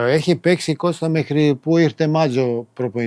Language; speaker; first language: Greek; non-native, fluent; Serbian